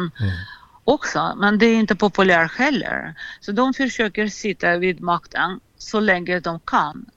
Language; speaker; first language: Swedish; non-native, fluent; Russian